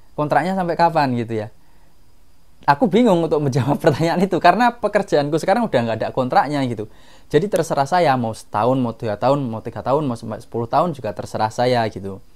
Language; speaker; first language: Indonesian; non-native, local second language; Javanese